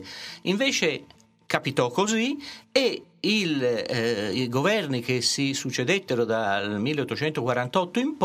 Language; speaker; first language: Italian; native; Italian